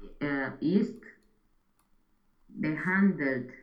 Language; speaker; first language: German; non-native, learner; Romanian